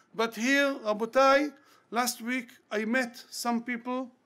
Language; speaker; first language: English; non-native, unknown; Hebrew